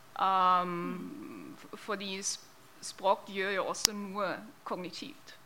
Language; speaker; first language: Norwegian; non-native, fluent; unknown